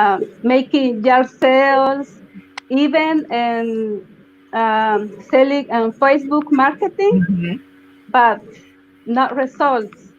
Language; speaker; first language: English; non-native, learner; Spanish